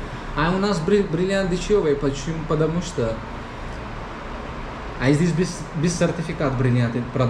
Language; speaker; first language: Russian; non-native, learner; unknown